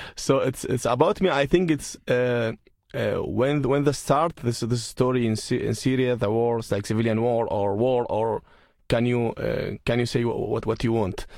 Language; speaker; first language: English; non-native, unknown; Arabic